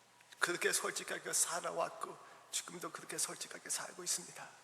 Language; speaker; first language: Korean; early bilingual, heritage; Korean